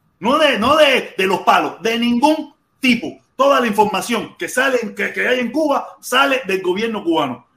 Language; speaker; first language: Spanish; native; Spanish